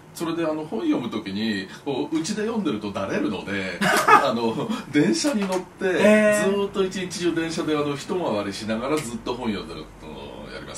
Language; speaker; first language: Japanese; native; Japanese